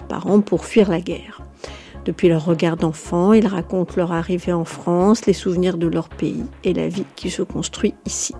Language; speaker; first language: French; native; French